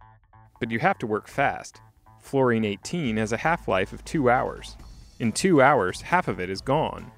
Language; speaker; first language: English; native; English